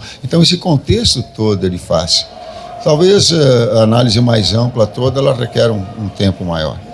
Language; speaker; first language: Portuguese; native; Portuguese